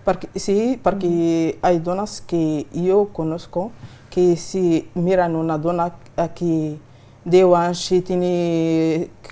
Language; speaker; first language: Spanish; non-native, learner; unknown